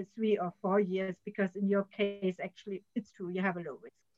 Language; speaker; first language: English; non-native, fluent; German